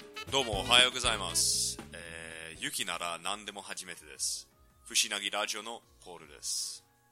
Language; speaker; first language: Japanese; non-native, fluent; English